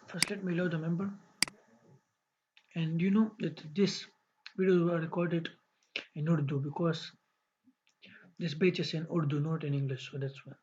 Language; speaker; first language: English; non-native, local second language; Urdu